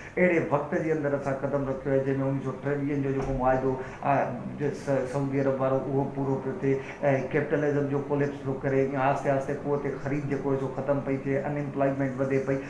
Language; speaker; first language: Sindhi; native; Sindhi